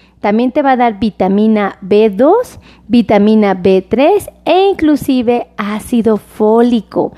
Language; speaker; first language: Spanish; native; Spanish